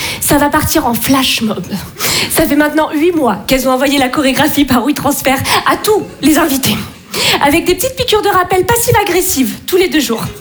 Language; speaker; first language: French; native; French